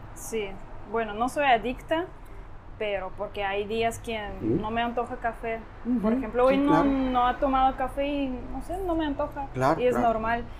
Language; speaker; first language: Spanish; non-native, fluent; Ukrainian